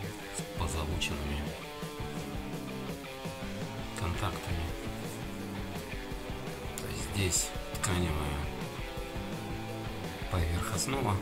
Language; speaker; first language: Russian; native; Russian